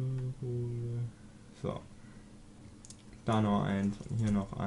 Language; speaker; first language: German; native; German